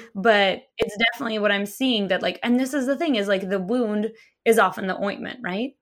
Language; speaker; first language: English; early bilingual, other home language; Russian